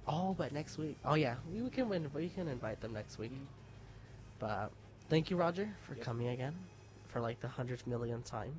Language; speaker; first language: English; early bilingual, other home language; Spanish